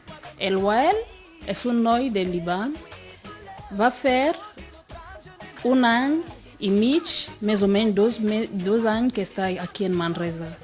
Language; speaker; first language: Catalan; non-native, fluent; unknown